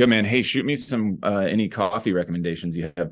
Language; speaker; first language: English; native; English